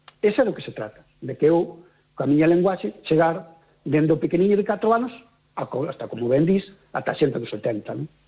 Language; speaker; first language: Galician; native; Galician